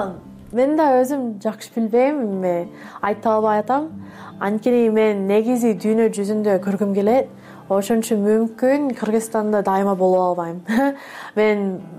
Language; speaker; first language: Kyrgyz; non-native, learner; English